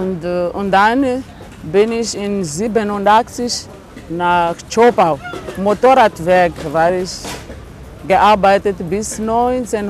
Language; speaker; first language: German; non-native, learner; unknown